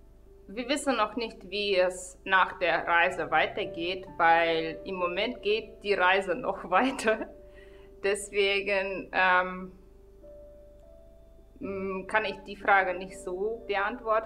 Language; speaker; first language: German; non-native, fluent; Russian